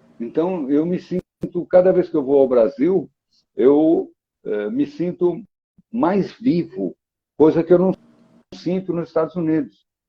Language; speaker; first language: Portuguese; native; Portuguese